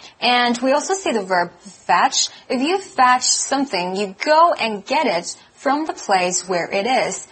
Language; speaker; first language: English; non-native, fluent; Chinese